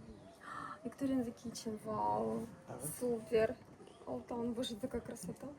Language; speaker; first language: Russian; native; Russian